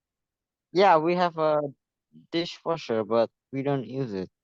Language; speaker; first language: English; non-native, learner; Vietnamese